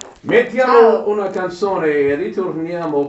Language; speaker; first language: Italian; non-native, learner; English